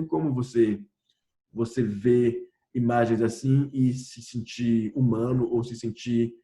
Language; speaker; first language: Portuguese; non-native, fluent; French